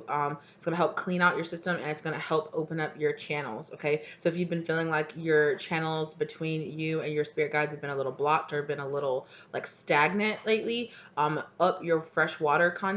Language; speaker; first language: English; native; English